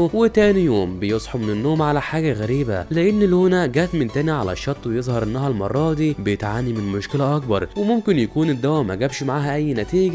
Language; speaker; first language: Arabic; native; Arabic